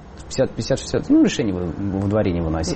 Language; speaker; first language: Russian; native; Russian